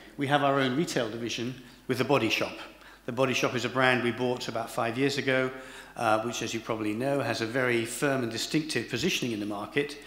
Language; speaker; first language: English; native; English